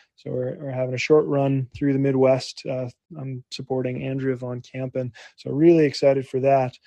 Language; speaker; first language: English; native; English